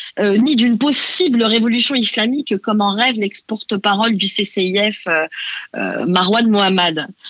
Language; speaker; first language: French; non-native, local second language; Arabic